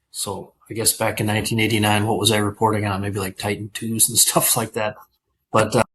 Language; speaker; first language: English; native; English